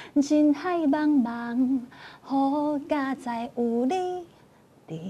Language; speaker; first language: Chinese; non-native, local second language; Min Nan Chinese